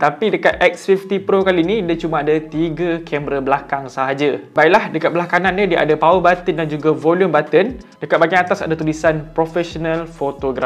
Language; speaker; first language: Malay; native; Malay